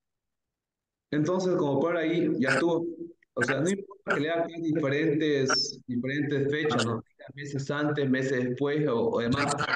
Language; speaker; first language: Spanish; native; Spanish